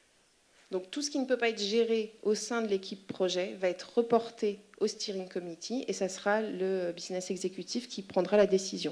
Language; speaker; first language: French; native; French